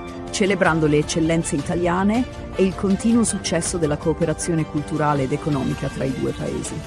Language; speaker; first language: Italian; native; Italian